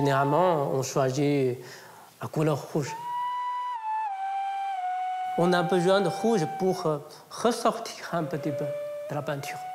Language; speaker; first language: French; non-native, fluent; Chinese